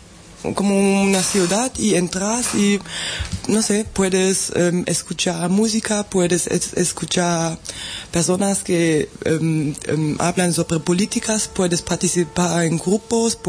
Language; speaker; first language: Spanish; non-native, fluent; German